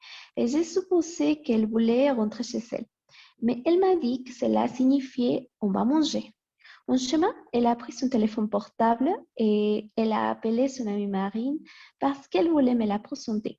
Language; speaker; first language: French; non-native, learner; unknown